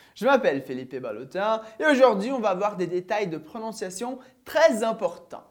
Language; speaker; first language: French; non-native, fluent; Portuguese